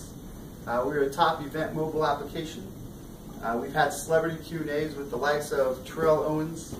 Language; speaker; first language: English; native; English